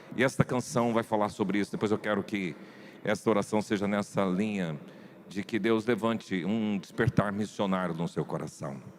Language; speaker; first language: Portuguese; native; Portuguese